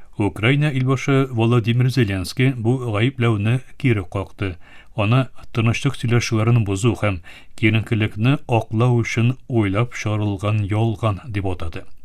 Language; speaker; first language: Tatar; early bilingual, heritage; Tatar